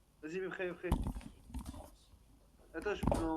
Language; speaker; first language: French; native; French